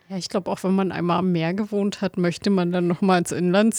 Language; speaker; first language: German; native; German